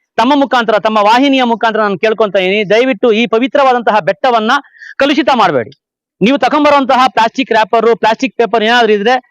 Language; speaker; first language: Kannada; native; Kannada